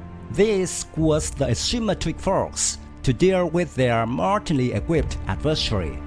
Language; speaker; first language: English; non-native, fluent; Vietnamese